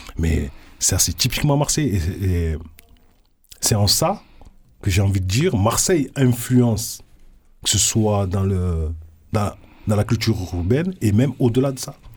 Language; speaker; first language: French; native; French